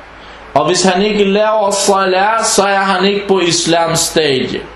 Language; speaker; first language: Danish; early bilingual, other home language; Arabic